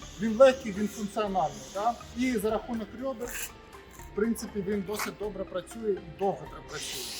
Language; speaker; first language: Ukrainian; native; Ukrainian